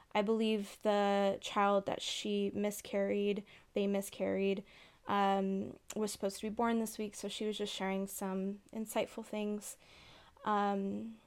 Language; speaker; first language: English; native; English